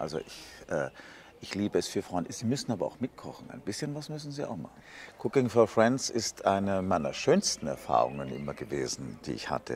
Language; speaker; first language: German; native; German